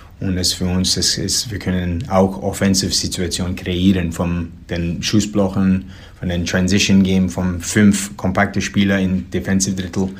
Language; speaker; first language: German; non-native, learner; English